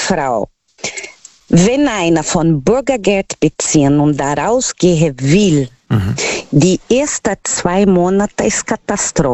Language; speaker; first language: German; non-native, learner; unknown